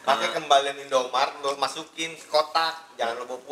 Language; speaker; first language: Indonesian; native; Indonesian